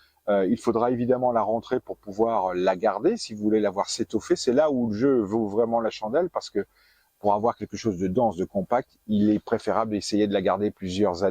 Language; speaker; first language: French; native; French